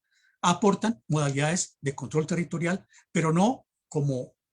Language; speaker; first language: Spanish; native; Spanish